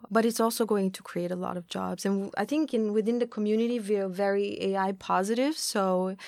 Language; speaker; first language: English; non-native, fluent; German